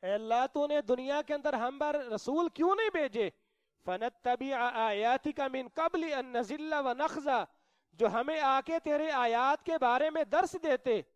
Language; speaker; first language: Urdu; non-native, local second language; Punjabi